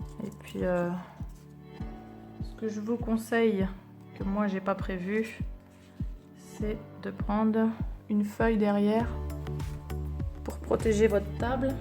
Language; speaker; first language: French; native; French